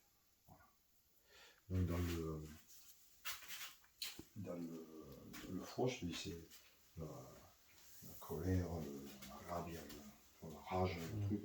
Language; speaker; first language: French; native; French